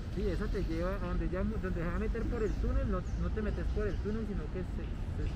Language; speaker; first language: Spanish; native; Spanish